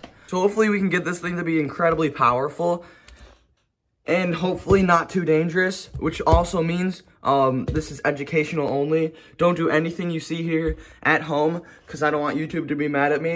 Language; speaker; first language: English; native; English